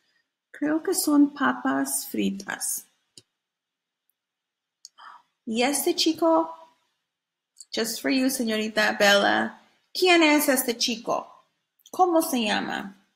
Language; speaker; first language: Spanish; non-native, fluent; English